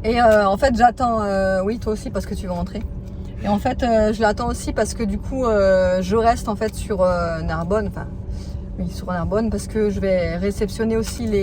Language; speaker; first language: French; native; French